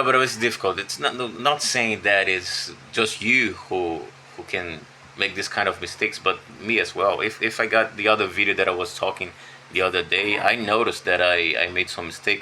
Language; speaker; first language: English; non-native, fluent; Portuguese